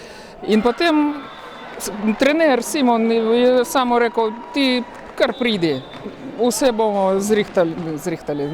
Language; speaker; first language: Slovenian; non-native, learner; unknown